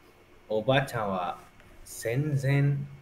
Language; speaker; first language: Japanese; non-native, learner; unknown